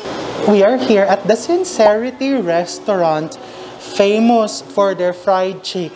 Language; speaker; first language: English; non-native, local second language; Filipino